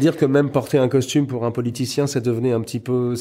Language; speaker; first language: French; native; French